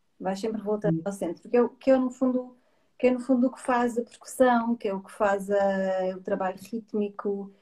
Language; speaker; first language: Portuguese; native; Portuguese